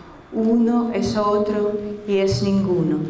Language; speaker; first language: Spanish; non-native, fluent; Russian